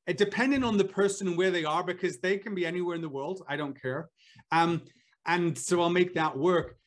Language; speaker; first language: English; native; English